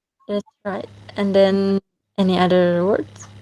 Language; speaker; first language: English; non-native, learner; Indonesian